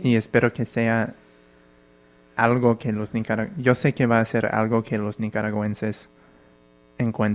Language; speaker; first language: Spanish; non-native, fluent; English